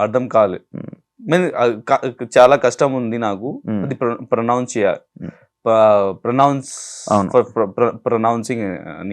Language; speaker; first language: Telugu; non-native, learner; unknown